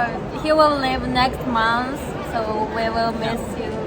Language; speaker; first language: English; non-native, learner; Japanese